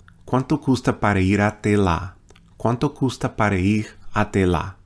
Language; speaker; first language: Portuguese; non-native, fluent; English